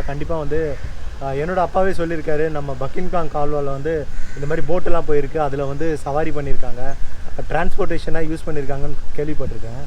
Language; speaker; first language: Tamil; native; Tamil